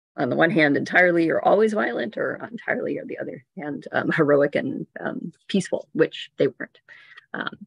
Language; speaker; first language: English; native; English